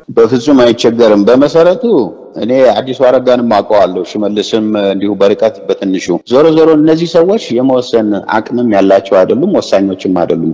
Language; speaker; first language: Amharic; native; Amharic